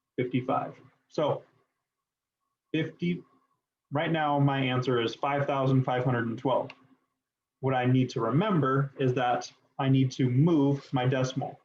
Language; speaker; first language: English; native; English